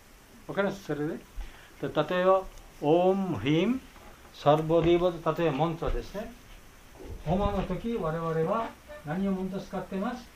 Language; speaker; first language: Japanese; non-native, fluent; Bangla